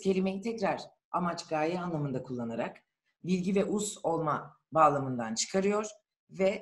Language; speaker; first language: Turkish; native; Turkish